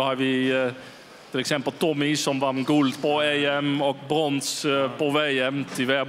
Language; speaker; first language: Swedish; non-native, fluent; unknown